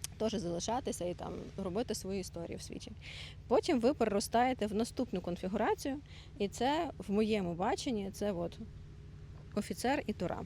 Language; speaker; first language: Ukrainian; non-native, local second language; Russian